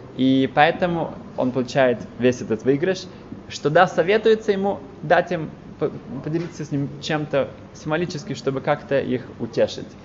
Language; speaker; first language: Russian; early bilingual, heritage; Russian